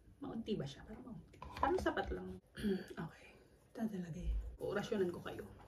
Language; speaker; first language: Filipino; native; Filipino